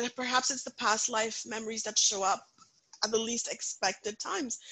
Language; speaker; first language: English; non-native, local second language; Punjabi